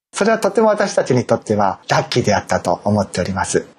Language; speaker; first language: Japanese; native; Japanese